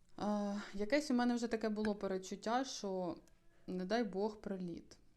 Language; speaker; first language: Ukrainian; native; Ukrainian